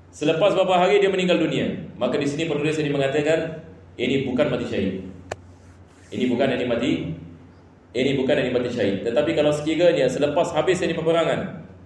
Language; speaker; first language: Malay; non-native, fluent; Arabic